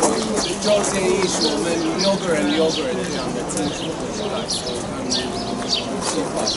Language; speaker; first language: Chinese; non-native, fluent; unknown